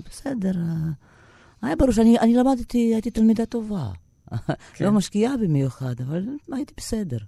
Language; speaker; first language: Hebrew; non-native, fluent; Russian